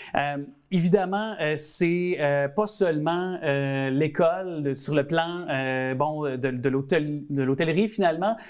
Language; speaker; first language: French; native; French